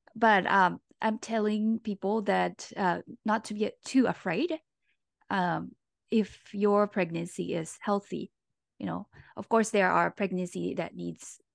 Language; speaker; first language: English; non-native, fluent; Japanese